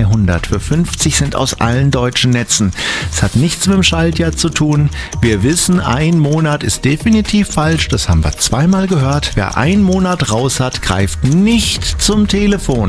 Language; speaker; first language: German; native; German